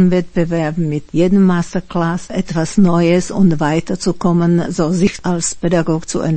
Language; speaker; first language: German; non-native, fluent; Slovak